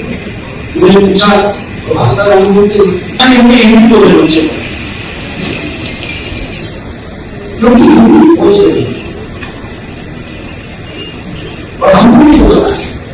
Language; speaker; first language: Hindi; non-native, learner; Bangla